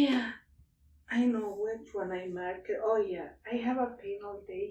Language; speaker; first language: English; non-native, learner; Spanish